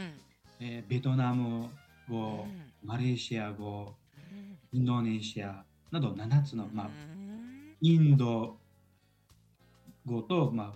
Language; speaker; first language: Japanese; non-native, fluent; Uzbek